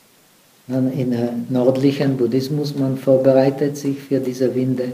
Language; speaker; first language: German; non-native, fluent; Czech